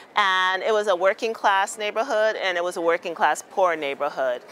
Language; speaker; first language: English; native; English